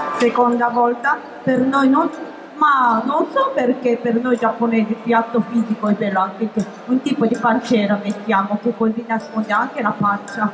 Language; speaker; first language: Italian; non-native, fluent; Japanese